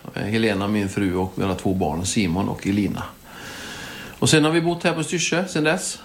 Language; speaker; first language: Swedish; native; Swedish